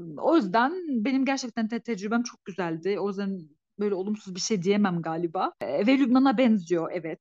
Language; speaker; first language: Turkish; non-native, fluent; Arabic